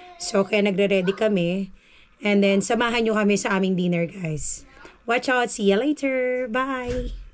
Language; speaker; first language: Filipino; native; Filipino